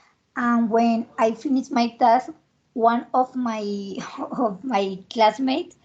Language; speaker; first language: English; non-native, learner; Spanish